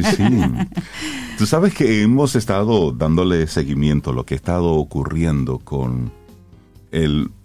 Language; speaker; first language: Spanish; native; Spanish